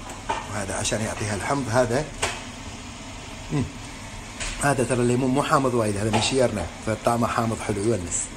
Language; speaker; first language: Arabic; native; Arabic